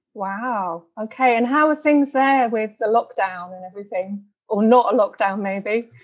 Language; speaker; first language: English; native; English